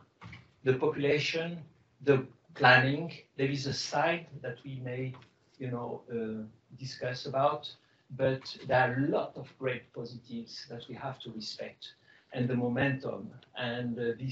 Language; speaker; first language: English; non-native, fluent; Arabic